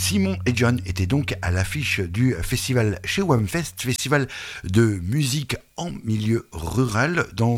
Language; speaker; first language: French; native; French